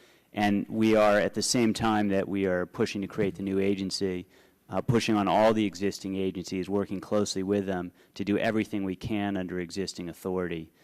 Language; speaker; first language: English; native; English